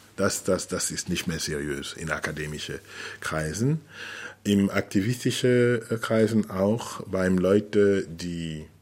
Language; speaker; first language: German; non-native, fluent; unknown